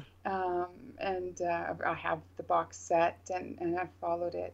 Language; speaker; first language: English; native; English